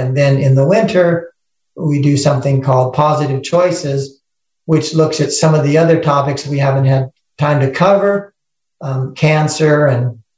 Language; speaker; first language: English; native; English